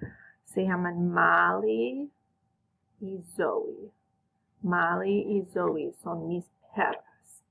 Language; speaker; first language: Spanish; non-native, fluent; English